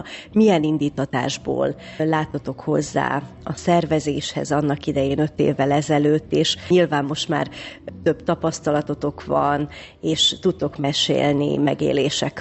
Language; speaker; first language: Hungarian; native; Hungarian